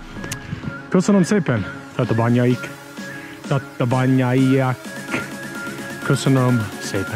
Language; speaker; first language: Hungarian; non-native, learner; English